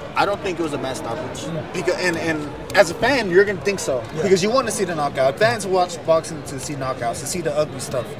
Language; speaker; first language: English; early bilingual, other home language; Spanish